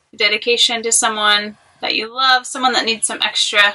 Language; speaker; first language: English; native; English